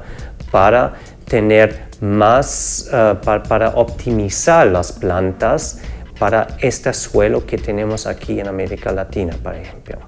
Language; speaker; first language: Spanish; non-native, fluent; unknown